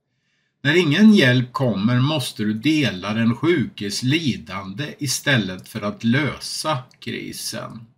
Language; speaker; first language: Swedish; native; Swedish